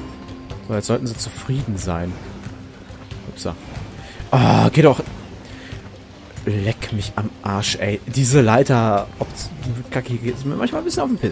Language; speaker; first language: German; native; German